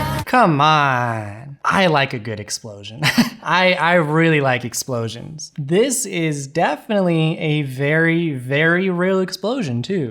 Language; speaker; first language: English; native; English